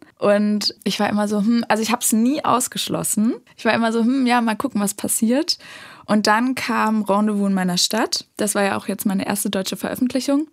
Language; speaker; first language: German; native; German